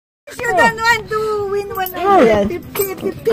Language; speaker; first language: English; non-native, local second language; Filipino